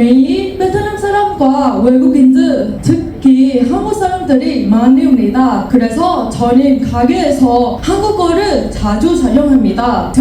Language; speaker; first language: Korean; non-native, learner; Vietnamese